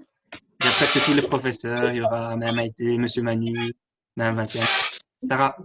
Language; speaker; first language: French; native; French